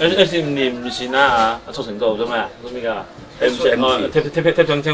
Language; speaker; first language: Chinese; native; Chinese